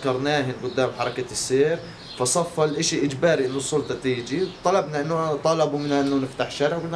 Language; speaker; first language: Arabic; native; Arabic